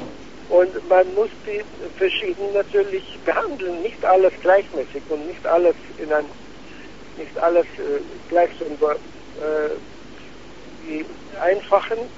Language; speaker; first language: German; non-native, fluent; Arabic